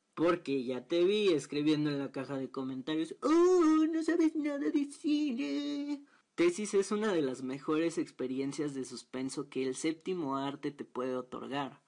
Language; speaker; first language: Spanish; native; Spanish